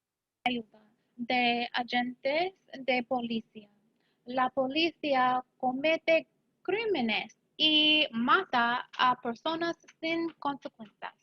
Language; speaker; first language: Spanish; non-native, learner; English